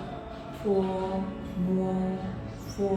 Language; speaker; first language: Chinese; non-native, learner; Indonesian